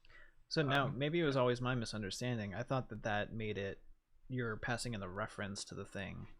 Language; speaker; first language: English; native; English